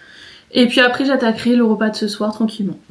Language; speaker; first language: French; native; French